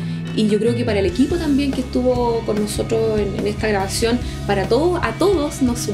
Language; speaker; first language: Spanish; native; Spanish